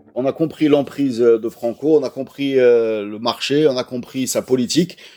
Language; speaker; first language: French; non-native, local second language; Arabic